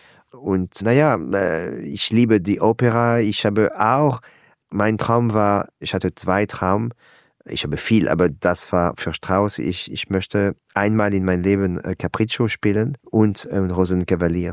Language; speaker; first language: German; non-native, learner; French